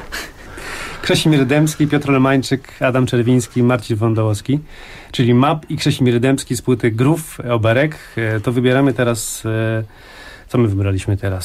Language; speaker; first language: Polish; native; Polish